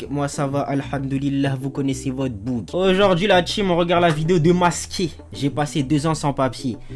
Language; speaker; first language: French; native; French